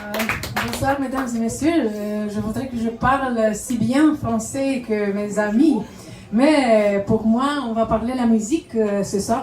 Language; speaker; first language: French; non-native, fluent; Romanian